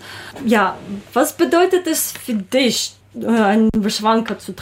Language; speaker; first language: German; non-native, learner; Ukrainian